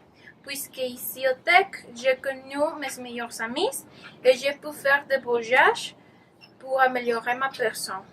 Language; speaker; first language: French; non-native, learner; Spanish